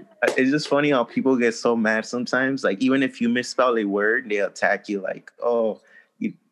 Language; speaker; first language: English; early bilingual, other home language; Spanish